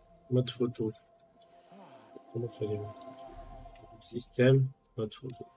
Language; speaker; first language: French; native; French